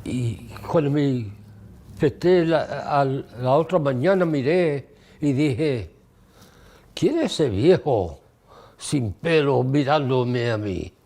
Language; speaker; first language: Spanish; early bilingual, heritage; English